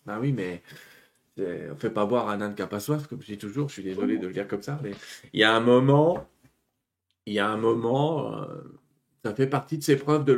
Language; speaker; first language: French; native; French